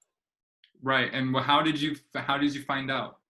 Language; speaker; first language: English; native; English